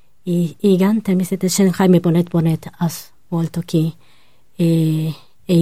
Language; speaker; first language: Hungarian; non-native, learner; Spanish